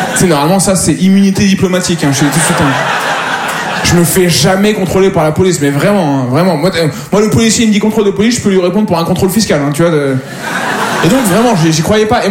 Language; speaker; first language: French; native; French